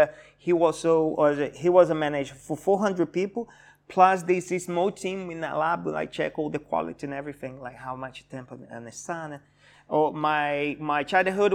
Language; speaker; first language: English; non-native, fluent; Portuguese